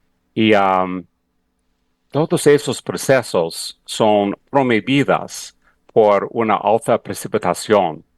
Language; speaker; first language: Spanish; non-native, fluent; English